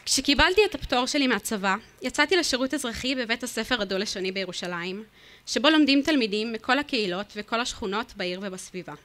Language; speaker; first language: Hebrew; native; Hebrew